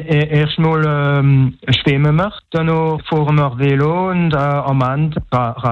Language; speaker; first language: German; non-native, local second language; French